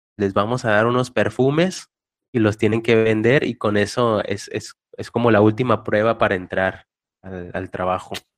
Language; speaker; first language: Spanish; native; Spanish